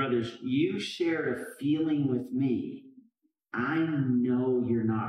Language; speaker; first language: English; native; English